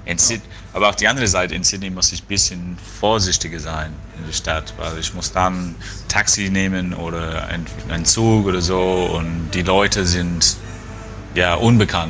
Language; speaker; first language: German; non-native, fluent; English